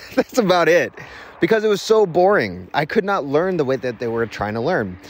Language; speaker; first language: English; native; English